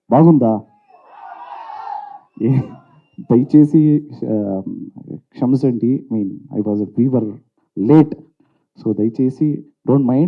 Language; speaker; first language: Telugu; non-native, learner; Kannada